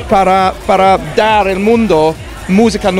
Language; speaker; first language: Spanish; non-native, learner; English